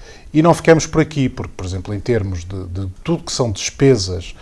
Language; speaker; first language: Portuguese; native; Portuguese